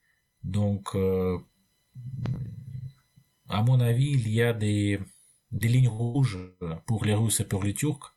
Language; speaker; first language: French; non-native, fluent; Russian